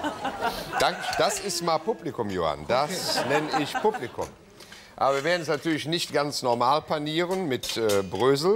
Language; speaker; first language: German; native; German